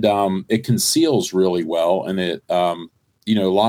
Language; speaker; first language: English; native; English